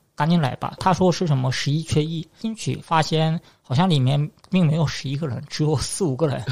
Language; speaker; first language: Chinese; non-native, fluent; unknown